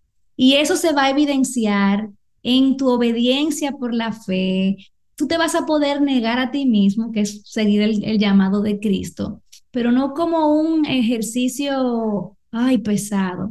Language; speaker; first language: Spanish; native; Spanish